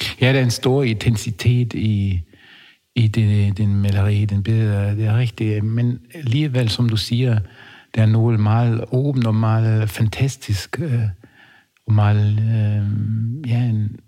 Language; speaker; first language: Danish; non-native, fluent; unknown